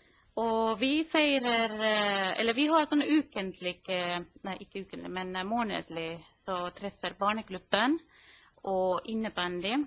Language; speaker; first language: Norwegian; non-native, fluent; Finnish